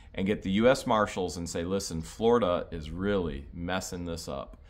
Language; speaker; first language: English; native; English